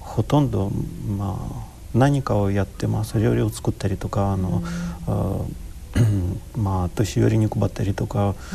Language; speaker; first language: Japanese; non-native, fluent; Ukrainian